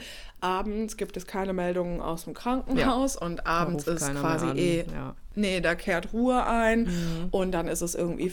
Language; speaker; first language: German; native; German